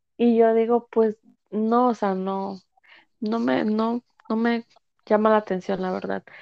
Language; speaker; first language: Spanish; native; Spanish